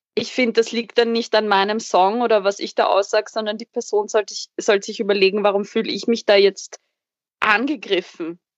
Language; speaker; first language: German; native; German